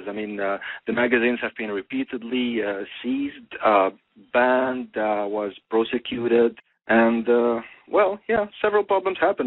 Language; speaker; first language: English; non-native, fluent; Arabic